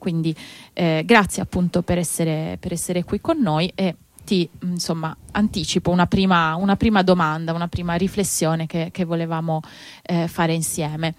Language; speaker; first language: Italian; native; Italian